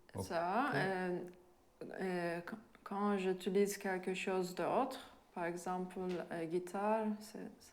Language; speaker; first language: French; non-native, fluent; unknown